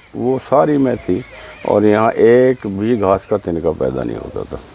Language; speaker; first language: Hindi; native; Hindi